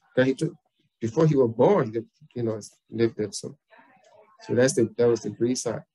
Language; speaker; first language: English; native; English